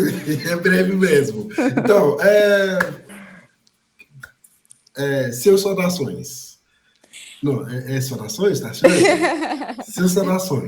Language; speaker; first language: Portuguese; non-native, fluent; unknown